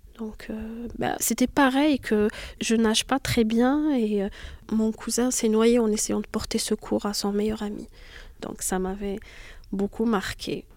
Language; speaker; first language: French; non-native, local second language; Arabic